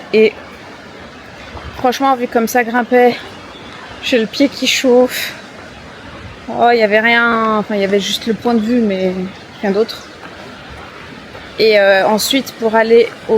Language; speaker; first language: French; native; French